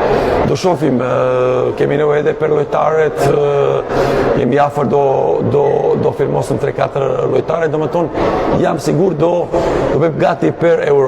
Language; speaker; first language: Albanian; non-native, learner; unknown